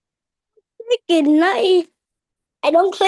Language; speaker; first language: English; non-native, learner; Vietnamese